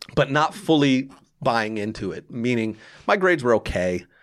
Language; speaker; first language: English; native; English